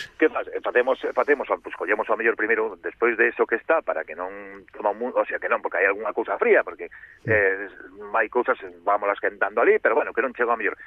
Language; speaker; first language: Galician; native; Galician